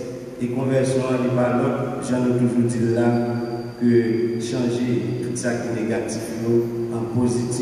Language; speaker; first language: French; non-native, local second language; Haitian Creole